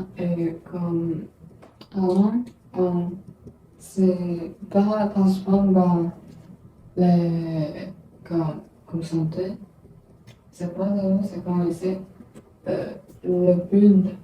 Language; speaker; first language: French; non-native, learner; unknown